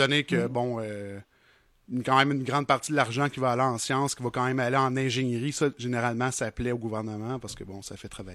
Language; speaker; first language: French; native; French